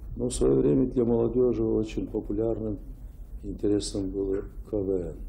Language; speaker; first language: Russian; non-native, local second language; Azerbaijani